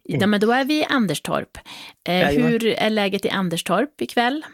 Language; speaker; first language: Swedish; native; Swedish